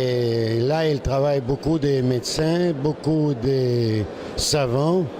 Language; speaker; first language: French; non-native, learner; Russian